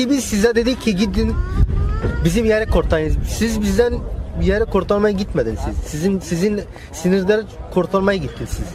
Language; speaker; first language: Turkish; non-native, learner; Arabic